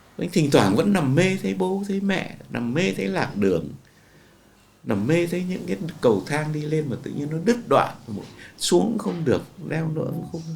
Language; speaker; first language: Vietnamese; native; Vietnamese